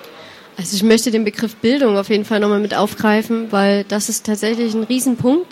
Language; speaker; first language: German; native; German